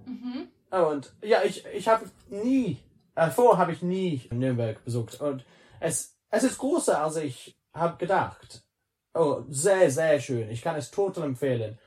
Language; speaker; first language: German; non-native, learner; English